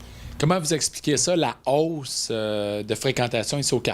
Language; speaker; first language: French; native; French